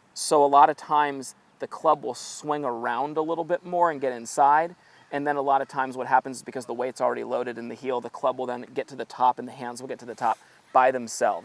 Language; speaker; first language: English; native; English